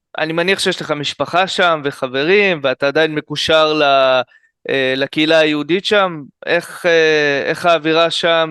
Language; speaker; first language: Hebrew; native; Hebrew